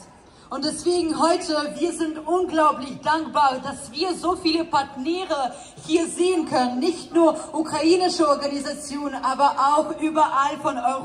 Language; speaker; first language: German; non-native, fluent; Ukrainian